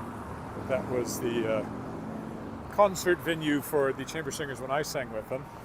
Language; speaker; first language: English; native; English